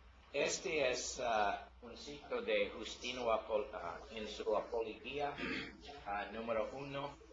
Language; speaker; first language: Spanish; non-native, learner; English